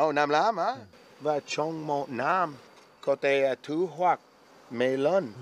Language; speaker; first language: Vietnamese; non-native, fluent; English